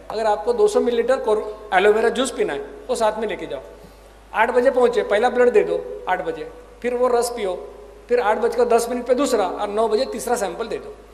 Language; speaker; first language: Hindi; non-native, local second language; Marathi